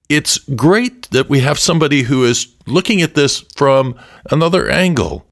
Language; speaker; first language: English; native; English